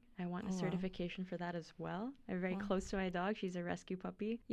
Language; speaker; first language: English; non-native, local second language; Filipino